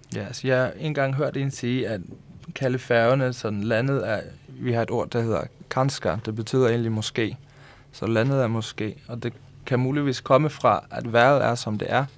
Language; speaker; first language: Danish; non-native, local second language; Faroese